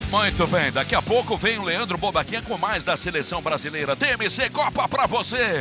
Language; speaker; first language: Portuguese; native; Portuguese